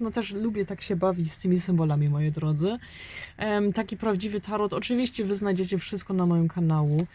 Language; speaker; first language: Polish; early bilingual, heritage; German